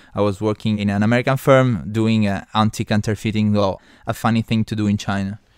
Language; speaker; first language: English; non-native, fluent; Italian